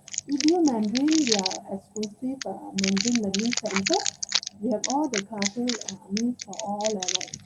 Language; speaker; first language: English; non-native, local second language; Chinese